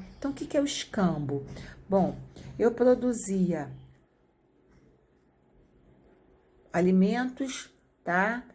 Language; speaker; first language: Portuguese; native; Portuguese